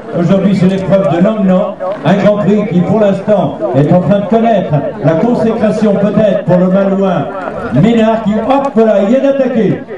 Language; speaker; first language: French; native; French